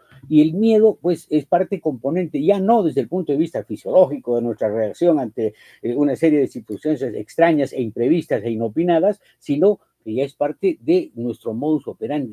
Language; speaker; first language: Spanish; native; Spanish